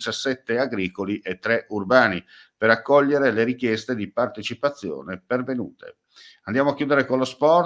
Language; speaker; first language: Italian; native; Italian